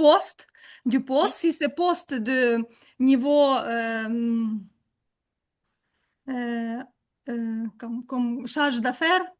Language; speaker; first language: French; non-native, learner; Ukrainian